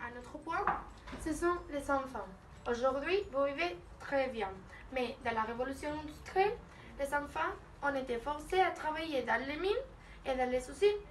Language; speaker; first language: French; non-native, learner; Spanish